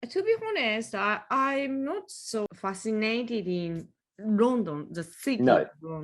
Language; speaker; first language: English; non-native, learner; Japanese